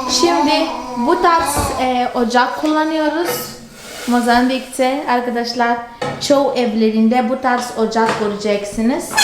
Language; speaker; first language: Turkish; non-native, fluent; Portuguese